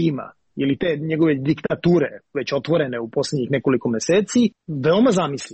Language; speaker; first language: Serbian; native; Serbian